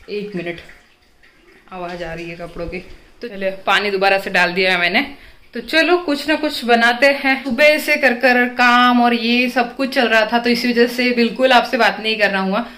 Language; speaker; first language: Hindi; native; Hindi